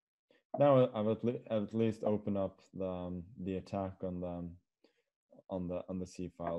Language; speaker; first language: English; non-native, fluent; Norwegian